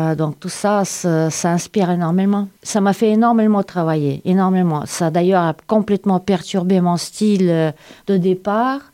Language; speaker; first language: French; non-native, fluent; Russian